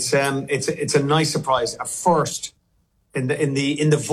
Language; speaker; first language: English; native; English